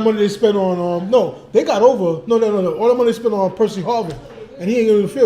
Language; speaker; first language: English; native; English